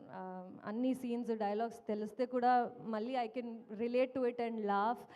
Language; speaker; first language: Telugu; non-native, fluent; Kannada